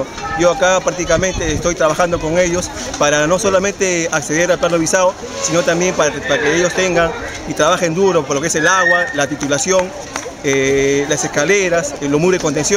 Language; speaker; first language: Spanish; native; Spanish